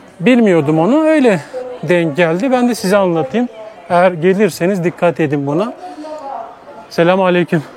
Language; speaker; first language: Turkish; native; Turkish